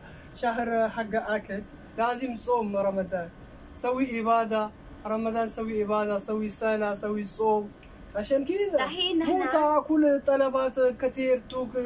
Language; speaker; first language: Arabic; non-native, learner; Amharic